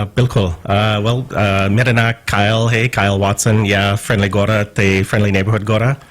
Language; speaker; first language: Punjabi; non-native, learner; English